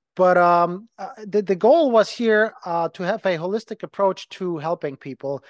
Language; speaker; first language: English; non-native, fluent; Ukrainian